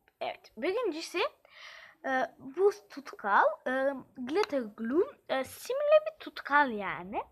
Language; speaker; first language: Turkish; early bilingual, heritage; Turkish